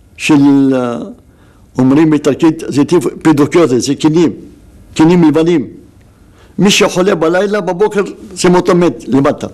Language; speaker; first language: Hebrew; non-native, local second language; Arabic